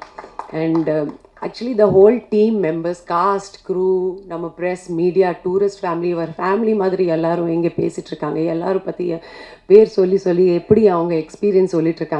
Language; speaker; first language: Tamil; non-native, fluent; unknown